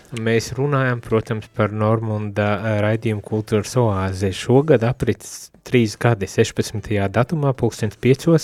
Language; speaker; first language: Latvian; native; Latvian